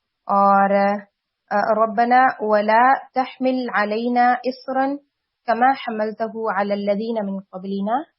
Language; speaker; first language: Arabic; non-native, fluent; Urdu